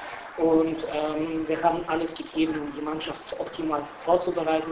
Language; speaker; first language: German; non-native, fluent; Bulgarian